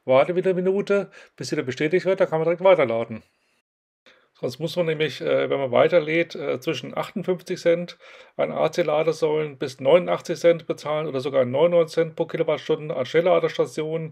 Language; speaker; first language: German; native; German